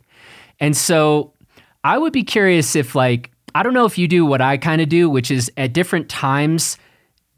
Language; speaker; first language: English; native; English